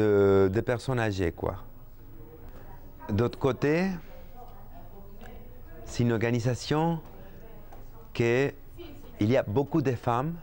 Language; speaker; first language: French; non-native, fluent; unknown